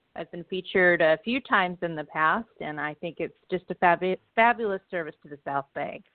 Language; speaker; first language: English; native; English